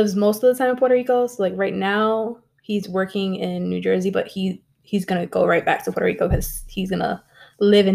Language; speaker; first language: English; early bilingual, other home language; Spanish